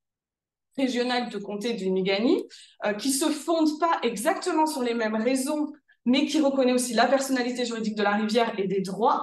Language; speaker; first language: French; native; French